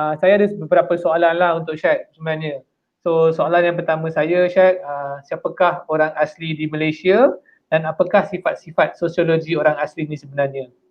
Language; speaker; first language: Malay; native; Malay